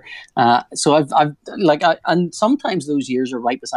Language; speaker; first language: English; native; English